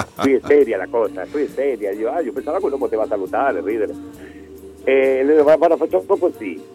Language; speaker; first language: Italian; non-native, fluent; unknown